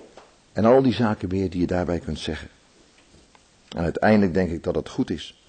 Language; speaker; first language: Dutch; native; Dutch